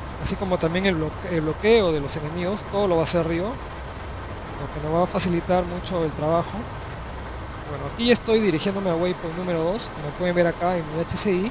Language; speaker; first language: Spanish; native; Spanish